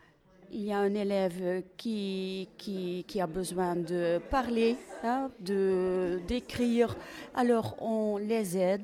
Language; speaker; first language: French; non-native, fluent; Dutch